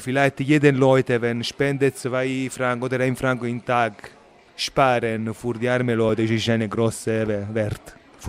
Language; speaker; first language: German; non-native, learner; Italian